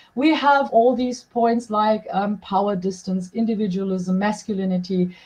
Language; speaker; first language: English; non-native, fluent; German